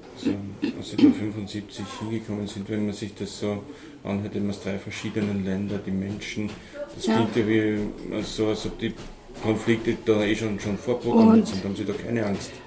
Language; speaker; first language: German; native; German